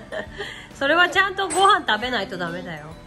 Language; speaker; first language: Japanese; native; Japanese